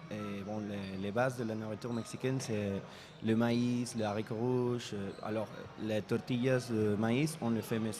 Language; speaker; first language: French; non-native, fluent; Spanish